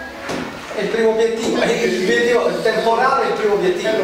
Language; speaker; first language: Italian; native; Italian